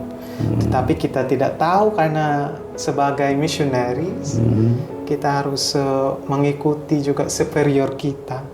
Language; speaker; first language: Indonesian; non-native, fluent; Hiligaynon